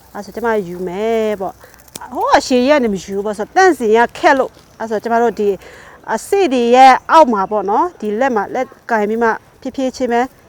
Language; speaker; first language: Burmese; non-native, local second language; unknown